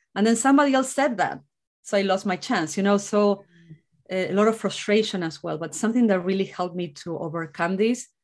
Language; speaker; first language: English; non-native, fluent; Spanish